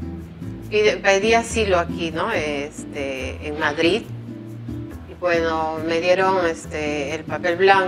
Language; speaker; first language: Spanish; native; Spanish